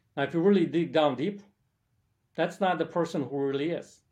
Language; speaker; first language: English; early bilingual, other home language; Polish